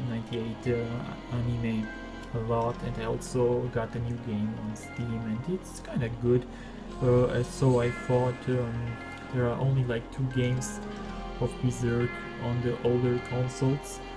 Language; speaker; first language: English; non-native, fluent; German